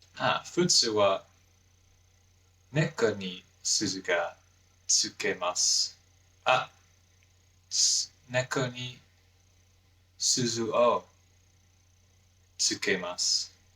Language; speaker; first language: Japanese; non-native, learner; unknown